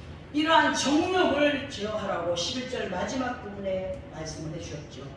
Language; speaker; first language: Korean; native; Korean